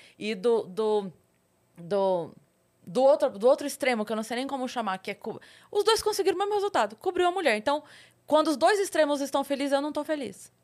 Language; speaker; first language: Portuguese; native; Portuguese